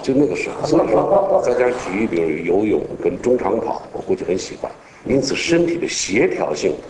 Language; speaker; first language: Chinese; native; Chinese